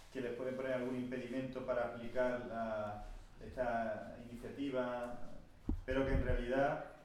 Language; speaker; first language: Spanish; native; Spanish